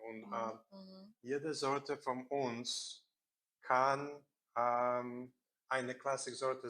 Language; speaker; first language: German; non-native, learner; Korean